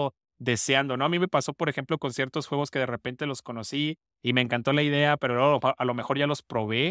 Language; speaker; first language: Spanish; native; Spanish